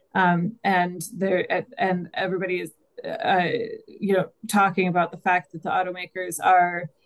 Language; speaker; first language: English; native; English